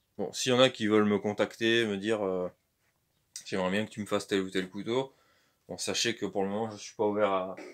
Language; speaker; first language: French; native; French